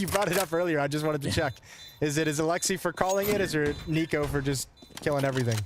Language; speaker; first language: English; native; English